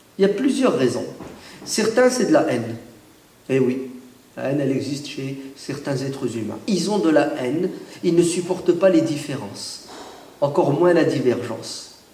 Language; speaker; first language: French; early bilingual, other home language; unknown